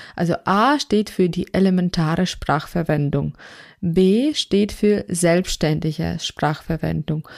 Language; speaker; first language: German; non-native, fluent; Ukrainian